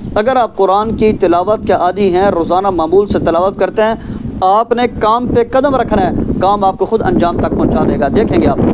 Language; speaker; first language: Urdu; non-native, local second language; Punjabi